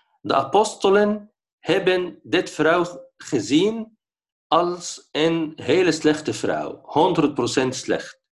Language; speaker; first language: Dutch; non-native, fluent; Arabic